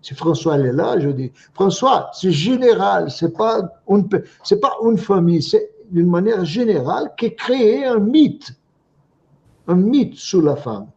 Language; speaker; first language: French; non-native, fluent; Portuguese